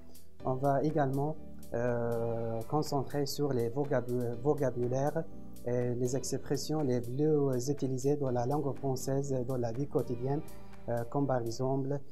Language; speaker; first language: French; non-native, fluent; Arabic